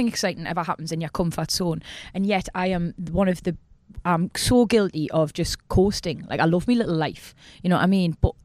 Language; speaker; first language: English; native; English